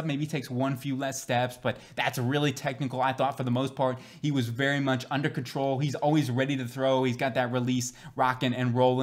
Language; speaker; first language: English; native; English